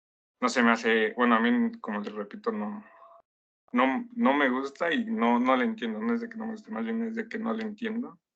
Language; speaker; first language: Spanish; native; Spanish